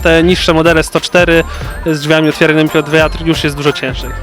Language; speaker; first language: Polish; native; Polish